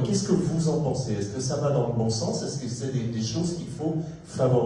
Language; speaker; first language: French; native; French